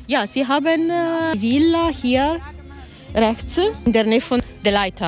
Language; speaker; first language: German; non-native, learner; Italian